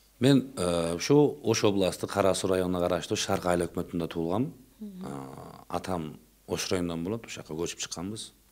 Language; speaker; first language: Kyrgyz; non-native, local second language; Uzbek